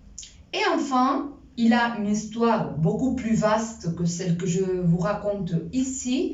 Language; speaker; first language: French; non-native, fluent; Spanish